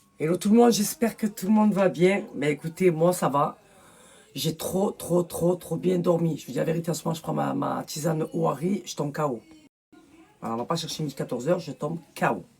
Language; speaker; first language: French; early bilingual, other home language; Arabic